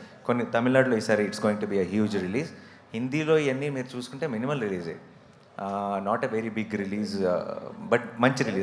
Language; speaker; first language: Telugu; native; Telugu